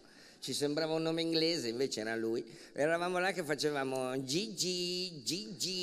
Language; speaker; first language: Italian; native; Italian